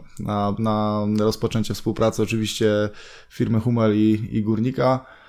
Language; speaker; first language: Polish; native; Polish